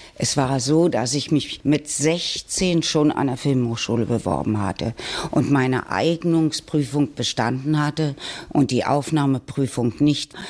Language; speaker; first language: German; native; German